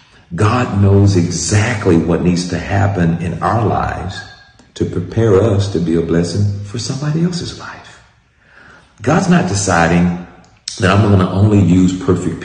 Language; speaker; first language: English; native; English